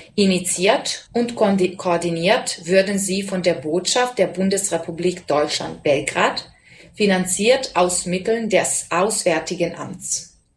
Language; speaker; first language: German; non-native, fluent; Serbian